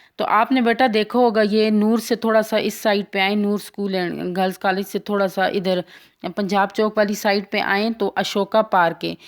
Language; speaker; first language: Urdu; non-native, local second language; Pashto